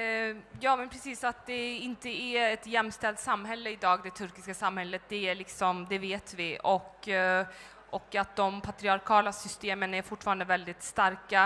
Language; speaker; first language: Swedish; early bilingual, other home language; Turkish